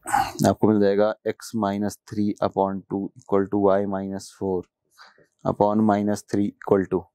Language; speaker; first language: Hindi; native; Hindi